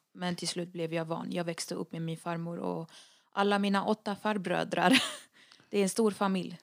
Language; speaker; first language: Swedish; early bilingual, other home language; Arabic